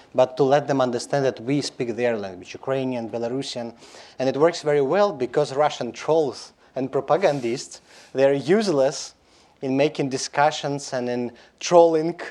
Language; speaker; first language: English; non-native, fluent; Belarusian